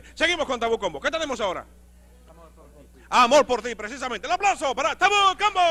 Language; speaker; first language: Spanish; native; Spanish